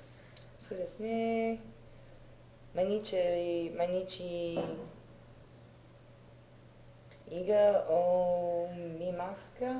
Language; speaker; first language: Japanese; non-native, learner; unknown